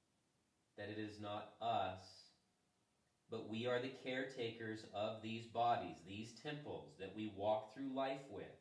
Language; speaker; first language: English; native; English